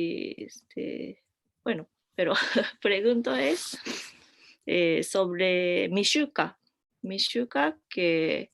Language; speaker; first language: Spanish; non-native, learner; Japanese